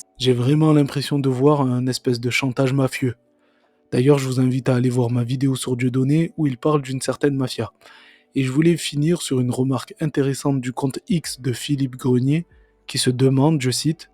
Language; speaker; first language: French; native; French